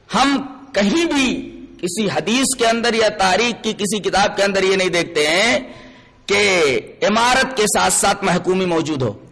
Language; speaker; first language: Urdu; native; Urdu